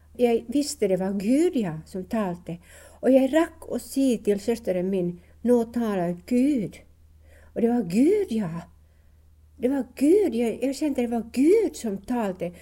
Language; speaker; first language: Norwegian; non-native, fluent; Finnish